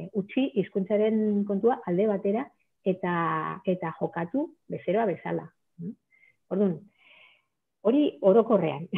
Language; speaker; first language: Basque; non-native, local second language; Spanish